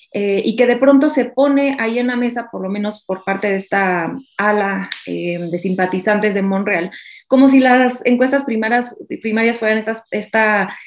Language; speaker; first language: Spanish; native; Spanish